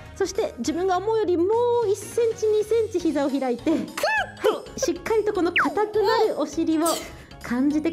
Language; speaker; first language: Japanese; native; Japanese